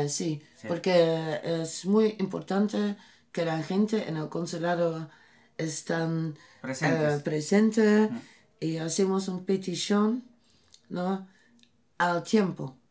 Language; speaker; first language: Spanish; non-native, learner; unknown